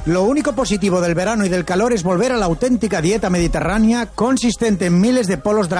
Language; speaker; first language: Spanish; native; Spanish